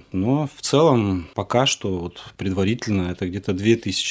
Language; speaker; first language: Russian; native; Russian